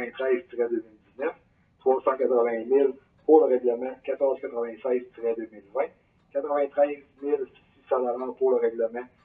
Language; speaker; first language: French; native; French